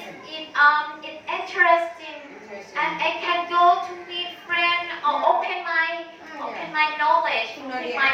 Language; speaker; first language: English; non-native, learner; Thai